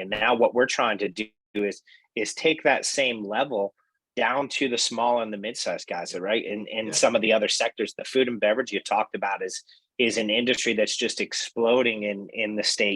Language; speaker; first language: English; native; English